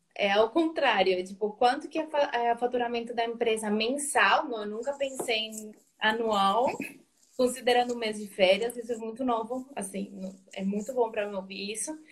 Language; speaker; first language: Portuguese; non-native, fluent; Spanish